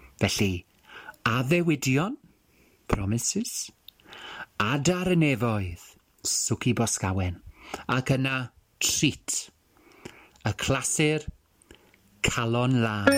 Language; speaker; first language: Welsh; non-native, fluent; English